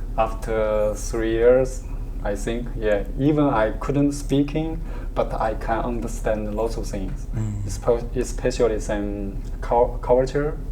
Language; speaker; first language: English; non-native, learner; Chinese